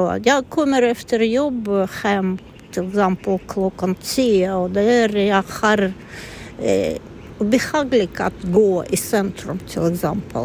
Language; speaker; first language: Swedish; non-native, learner; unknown